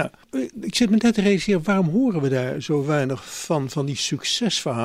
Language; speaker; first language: Dutch; native; Dutch